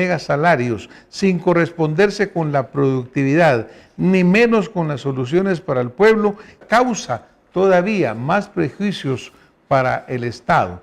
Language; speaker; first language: Spanish; native; Spanish